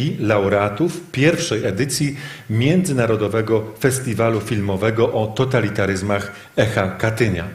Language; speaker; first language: Polish; native; Polish